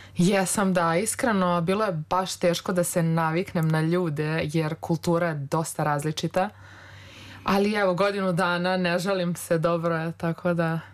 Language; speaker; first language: Serbian; native; Serbian